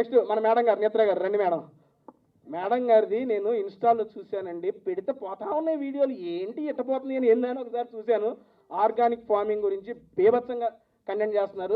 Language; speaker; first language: Telugu; native; Telugu